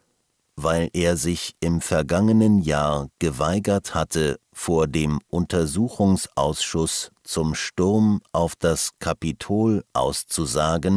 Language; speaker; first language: German; native; German